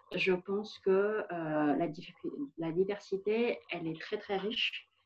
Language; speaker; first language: French; non-native, fluent; Vietnamese